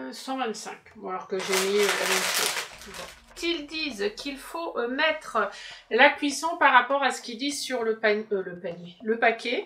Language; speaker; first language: French; native; French